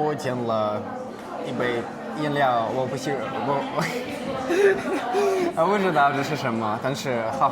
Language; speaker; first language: Chinese; non-native, learner; Russian